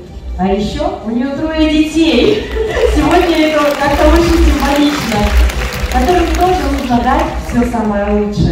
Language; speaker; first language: Russian; native; Russian